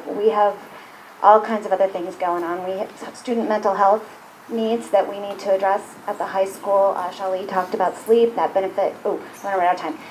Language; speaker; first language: English; native; English